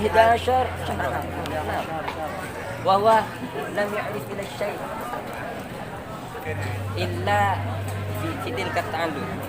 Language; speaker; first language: Arabic; non-native, learner; Indonesian